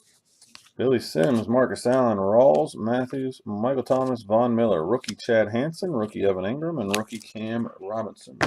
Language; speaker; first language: English; native; English